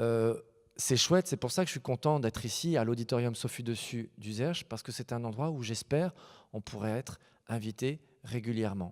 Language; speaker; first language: French; native; French